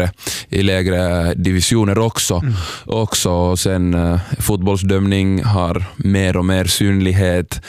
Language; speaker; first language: Swedish; non-native, local second language; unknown